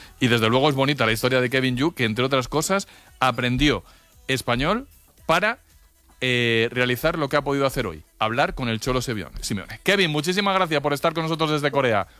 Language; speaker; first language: Spanish; native; Spanish